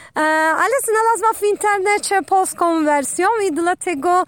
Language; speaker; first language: Polish; non-native, learner; Turkish